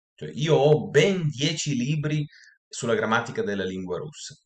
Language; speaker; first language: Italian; non-native, fluent; Russian